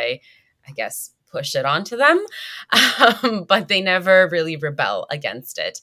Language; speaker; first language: English; native; English